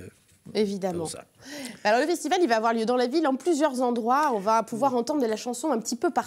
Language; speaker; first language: French; native; French